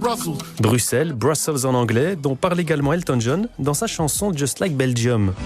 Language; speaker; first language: French; native; French